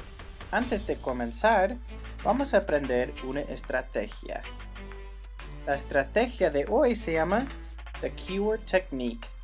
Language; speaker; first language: Spanish; non-native, fluent; English